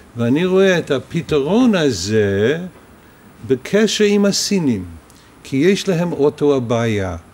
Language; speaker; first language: Hebrew; non-native, fluent; English